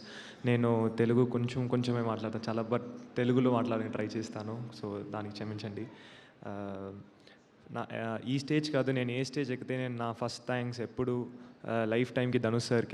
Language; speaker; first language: Telugu; non-native, learner; Tamil